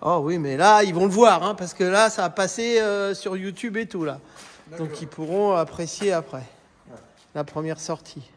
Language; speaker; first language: French; native; French